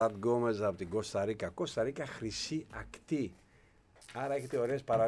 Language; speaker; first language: Greek; native; Greek